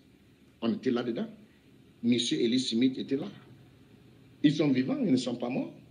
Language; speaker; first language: French; non-native, local second language; English